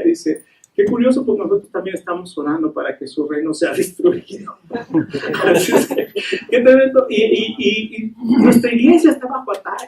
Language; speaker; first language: Spanish; native; Spanish